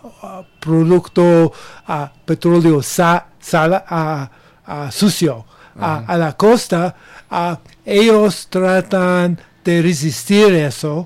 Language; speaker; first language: Spanish; non-native, learner; English